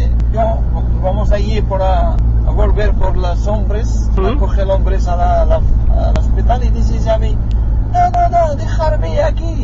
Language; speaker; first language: Spanish; non-native, learner; Arabic